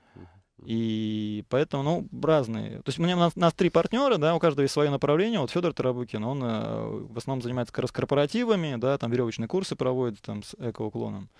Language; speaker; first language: Russian; native; Russian